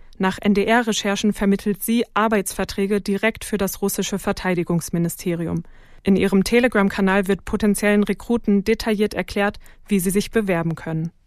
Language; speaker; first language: German; native; German